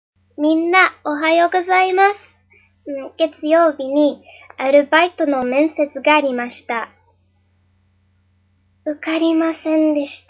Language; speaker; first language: Japanese; non-native, learner; English